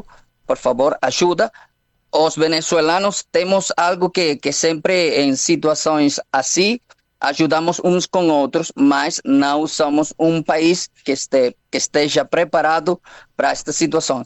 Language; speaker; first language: Portuguese; non-native, fluent; Spanish